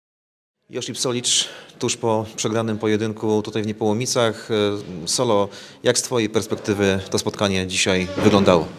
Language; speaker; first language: Polish; native; Polish